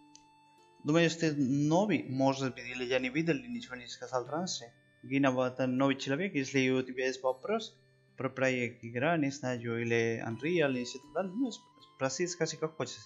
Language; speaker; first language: Russian; non-native, learner; Spanish